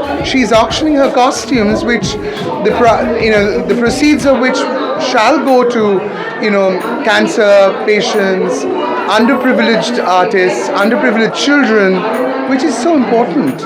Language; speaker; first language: English; non-native, local second language; Bangla